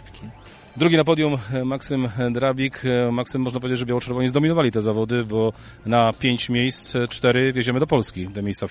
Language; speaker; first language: Polish; native; Polish